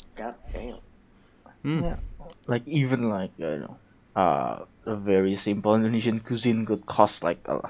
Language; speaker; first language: English; non-native, fluent; Indonesian